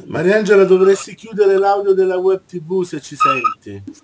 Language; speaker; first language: Italian; native; Italian